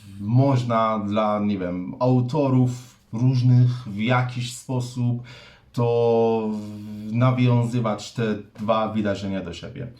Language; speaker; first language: Polish; non-native, fluent; Persian